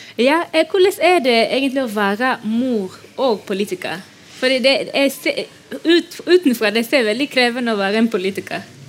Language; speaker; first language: Norwegian; non-native, fluent; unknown